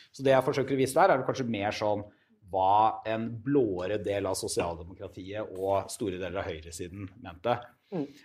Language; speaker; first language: Norwegian; native; Norwegian